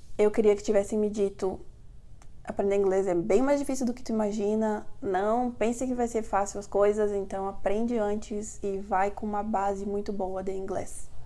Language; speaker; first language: Portuguese; native; Portuguese